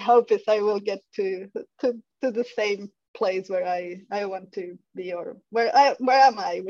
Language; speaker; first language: English; non-native, fluent; Spanish